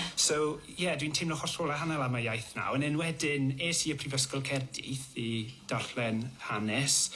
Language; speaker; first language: Welsh; non-native, local second language; English